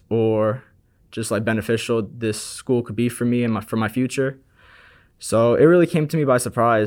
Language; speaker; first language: English; native; English